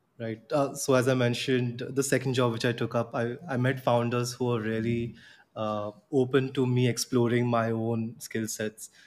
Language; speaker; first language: English; non-native, local second language; Gujarati